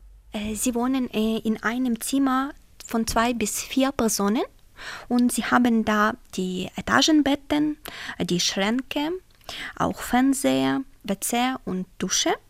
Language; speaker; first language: German; non-native, fluent; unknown